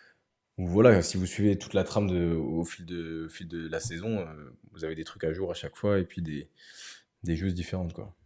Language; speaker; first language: French; native; French